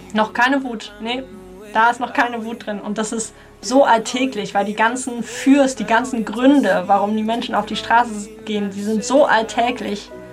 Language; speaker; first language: German; native; German